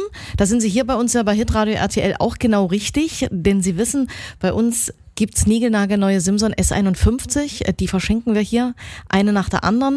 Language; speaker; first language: German; native; German